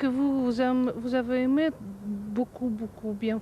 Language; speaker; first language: French; non-native, fluent; Russian